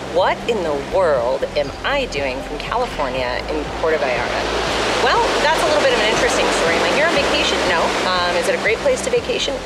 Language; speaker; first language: English; native; English